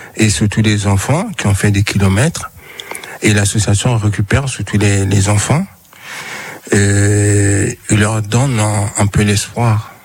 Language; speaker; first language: French; non-native, local second language; Lingala